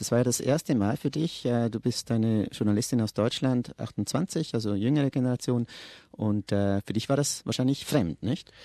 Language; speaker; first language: German; native; German